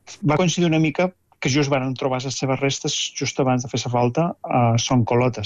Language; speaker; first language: Catalan; native; Catalan